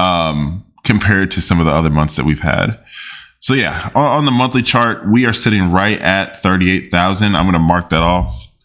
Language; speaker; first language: English; native; English